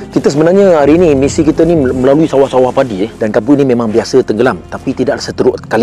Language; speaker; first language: Malay; native; Malay